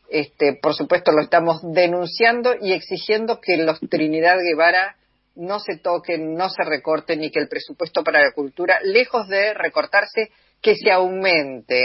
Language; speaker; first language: Spanish; native; Spanish